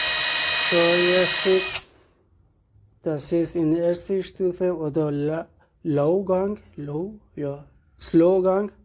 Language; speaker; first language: German; non-native, fluent; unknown